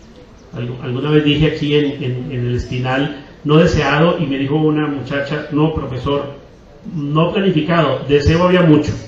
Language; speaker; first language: Spanish; native; Spanish